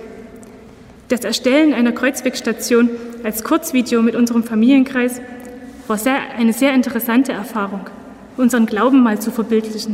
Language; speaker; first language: German; native; German